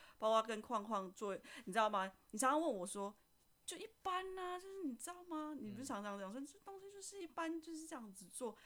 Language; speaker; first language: Chinese; non-native, fluent; Indonesian